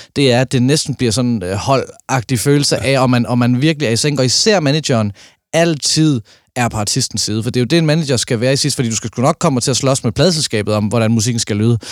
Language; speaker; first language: Danish; native; Danish